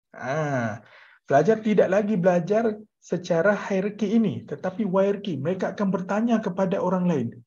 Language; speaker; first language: Malay; native; Malay